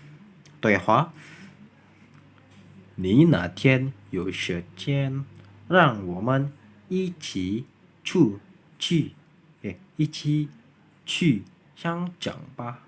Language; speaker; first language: Chinese; non-native, learner; Indonesian